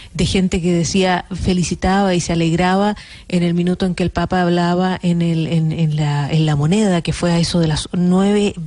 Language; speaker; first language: Spanish; native; Spanish